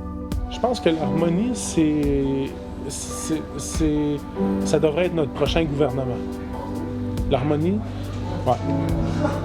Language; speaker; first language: French; native; French